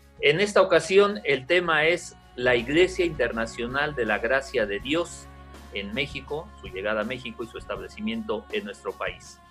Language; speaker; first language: Spanish; native; Spanish